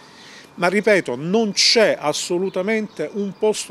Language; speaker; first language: Italian; native; Italian